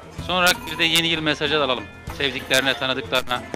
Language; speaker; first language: Turkish; native; Turkish